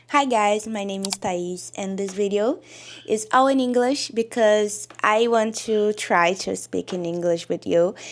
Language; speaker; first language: English; non-native, learner; Portuguese